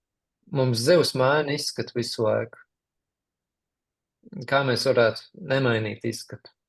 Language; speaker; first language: Latvian; native; Latvian